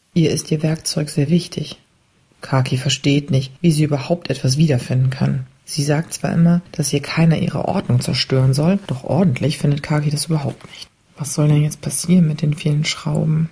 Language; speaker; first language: German; native; German